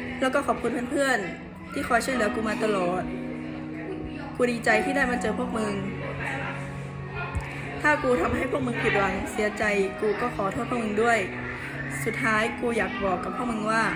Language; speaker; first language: Thai; native; Thai